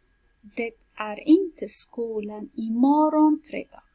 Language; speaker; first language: Swedish; non-native, fluent; Persian